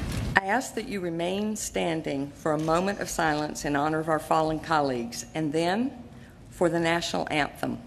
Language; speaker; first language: English; native; English